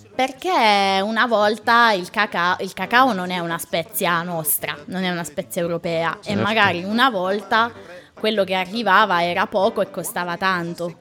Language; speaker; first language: Italian; native; Italian